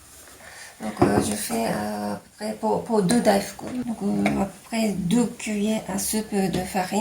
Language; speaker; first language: French; non-native, fluent; Japanese